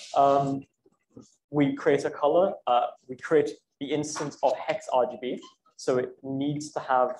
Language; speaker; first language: English; native; English